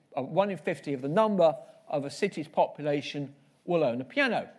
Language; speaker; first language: English; native; English